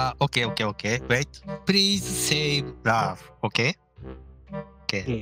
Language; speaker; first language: English; non-native, learner; Japanese